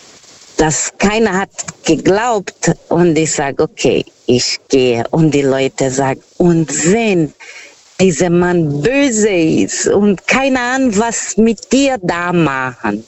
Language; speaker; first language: German; non-native, fluent; Portuguese